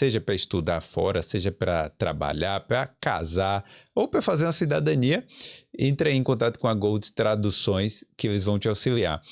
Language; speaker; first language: Portuguese; native; Portuguese